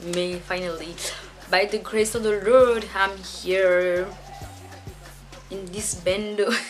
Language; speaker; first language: English; non-native, learner; French